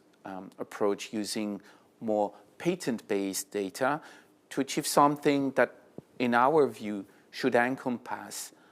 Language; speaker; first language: English; non-native, fluent; French